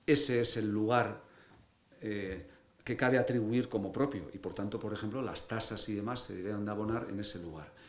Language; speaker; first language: Spanish; native; Spanish